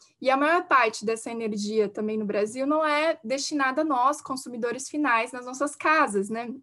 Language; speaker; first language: Portuguese; native; Portuguese